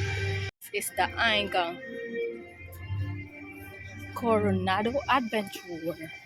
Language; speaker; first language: English; non-native, local second language; Filipino